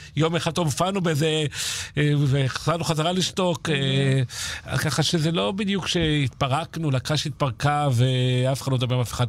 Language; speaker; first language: Hebrew; native; Hebrew